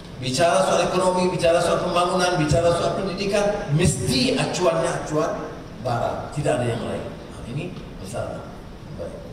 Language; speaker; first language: Malay; native; Malay